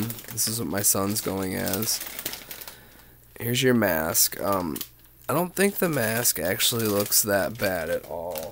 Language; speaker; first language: English; native; English